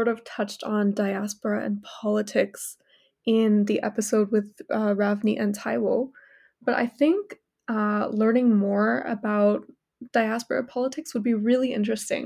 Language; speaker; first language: English; native; English